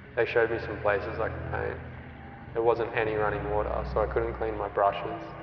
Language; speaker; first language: English; native; English